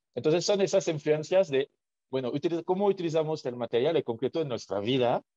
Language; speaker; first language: Spanish; non-native, fluent; French